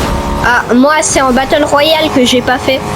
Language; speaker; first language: French; native; French